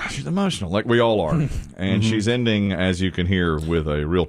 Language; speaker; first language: English; native; English